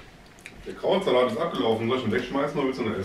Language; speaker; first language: German; native; German